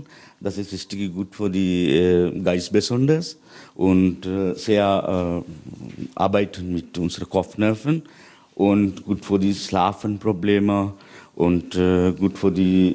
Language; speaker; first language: German; non-native, learner; Sinhala